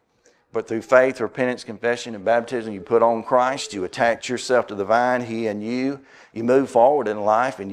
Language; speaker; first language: English; native; English